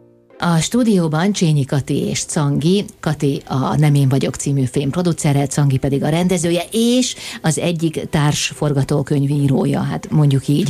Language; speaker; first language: Hungarian; native; Hungarian